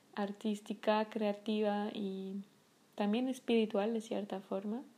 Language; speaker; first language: Spanish; non-native, fluent; French